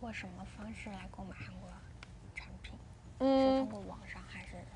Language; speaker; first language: Chinese; non-native, fluent; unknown